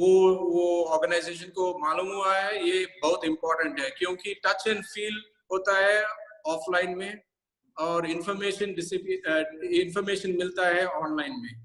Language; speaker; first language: Hindi; non-native, local second language; Tamil